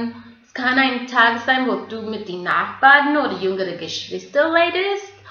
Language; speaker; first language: German; non-native, fluent; English